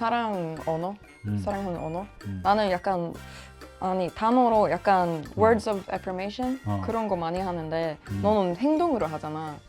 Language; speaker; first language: Korean; non-native, fluent; Swedish